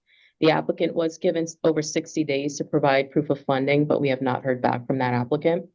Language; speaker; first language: English; native; English